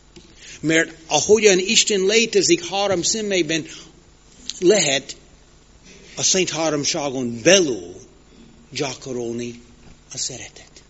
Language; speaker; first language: Hungarian; non-native, fluent; English